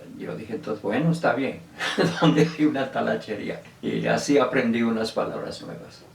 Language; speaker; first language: Spanish; non-native, local second language; English